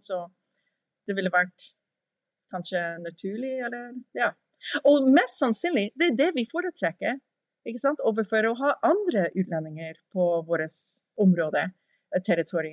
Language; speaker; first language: Norwegian; early bilingual, heritage; English